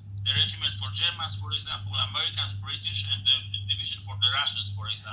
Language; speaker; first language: English; non-native, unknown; Polish